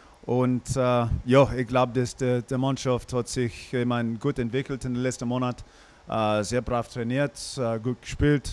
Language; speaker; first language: German; non-native, fluent; English